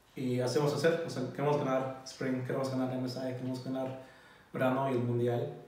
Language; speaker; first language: Spanish; non-native, learner; German